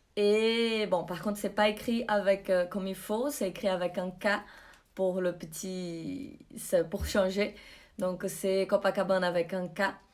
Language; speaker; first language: French; non-native, fluent; Portuguese